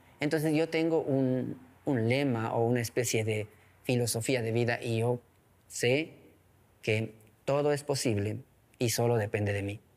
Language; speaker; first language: Spanish; non-native, local second language; Quechua